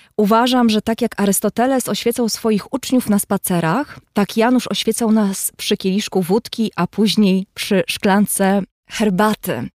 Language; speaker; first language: Polish; native; Polish